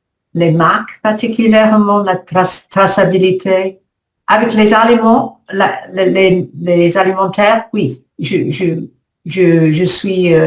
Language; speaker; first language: French; non-native, learner; English